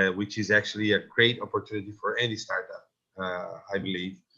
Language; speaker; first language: English; non-native, fluent; Portuguese